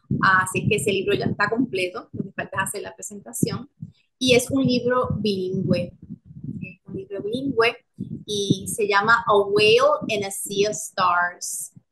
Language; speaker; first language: Spanish; native; Spanish